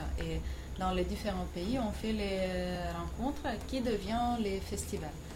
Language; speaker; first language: French; non-native, fluent; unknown